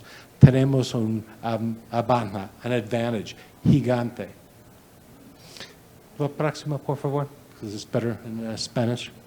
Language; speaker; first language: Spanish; non-native, learner; English